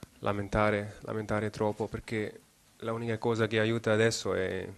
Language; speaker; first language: Italian; non-native, learner; German